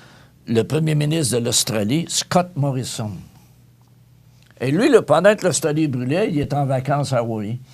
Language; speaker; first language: French; native; French